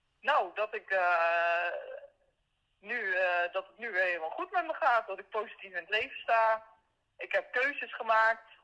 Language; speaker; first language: Dutch; native; Dutch